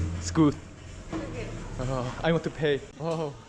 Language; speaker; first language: English; non-native, learner; Korean